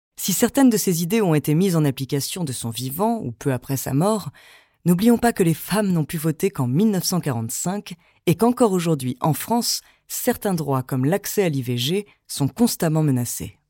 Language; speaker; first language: French; native; French